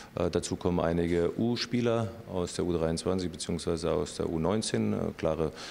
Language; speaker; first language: German; native; German